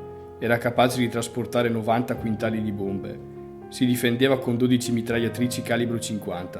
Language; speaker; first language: Italian; native; Italian